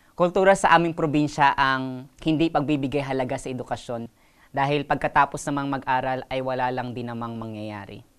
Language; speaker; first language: Filipino; non-native, local second language; Waray